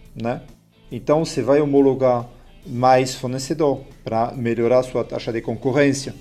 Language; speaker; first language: Portuguese; non-native, fluent; French